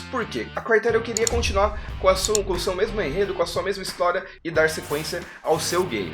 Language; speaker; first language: Portuguese; native; Portuguese